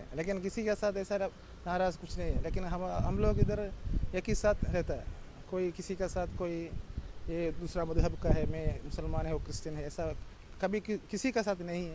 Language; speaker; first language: Hindi; non-native, local second language; Malayalam